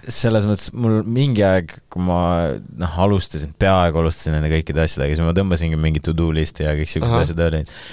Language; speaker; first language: Estonian; non-native, local second language; Russian